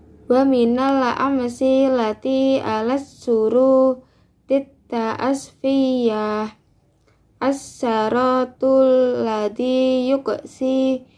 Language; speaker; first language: Arabic; non-native, learner; Indonesian